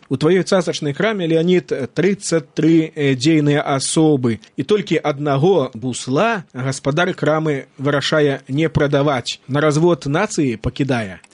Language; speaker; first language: Belarusian; native; Belarusian